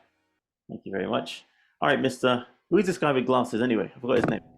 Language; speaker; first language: English; native; English